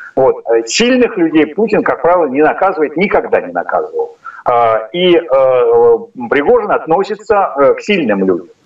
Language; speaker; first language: Russian; native; Russian